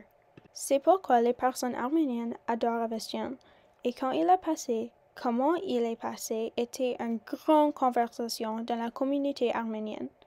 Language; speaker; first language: French; non-native, learner; English